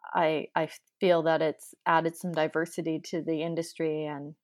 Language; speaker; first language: English; native; English